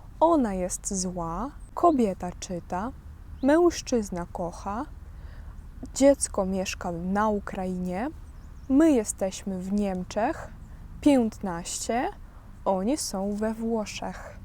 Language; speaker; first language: Polish; non-native, fluent; Ukrainian